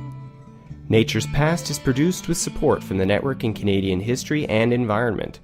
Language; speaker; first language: English; native; English